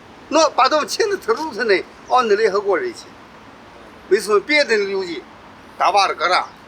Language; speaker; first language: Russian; non-native, learner; Chinese